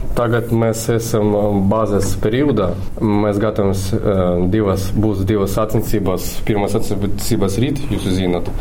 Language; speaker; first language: Latvian; non-native, learner; Russian